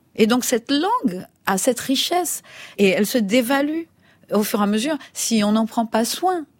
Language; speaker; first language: French; native; French